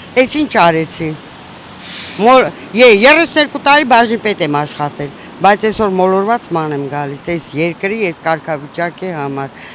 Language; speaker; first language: Armenian; native; Armenian